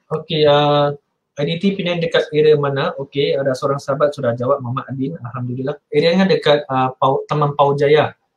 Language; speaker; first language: Malay; non-native, local second language; Chinese